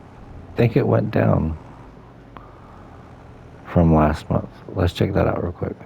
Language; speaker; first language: English; native; English